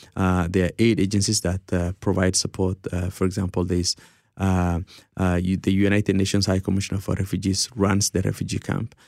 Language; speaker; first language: English; early bilingual, other home language; Somali